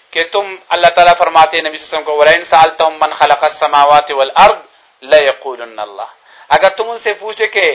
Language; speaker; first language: Urdu; non-native, local second language; Pashto